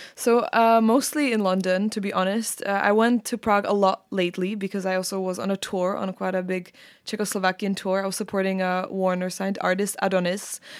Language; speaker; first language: English; non-native, fluent; Czech